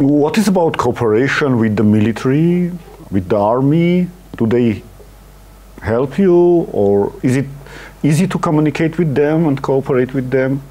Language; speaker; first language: English; non-native, learner; Armenian